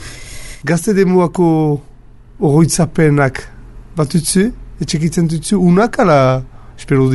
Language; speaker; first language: Basque; native; Basque